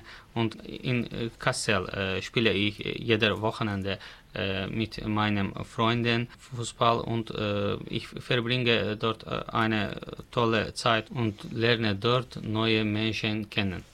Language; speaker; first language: German; non-native, learner; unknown